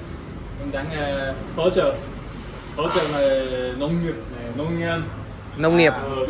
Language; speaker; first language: Vietnamese; non-native, learner; Japanese